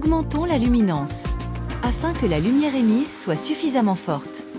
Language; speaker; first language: French; native; French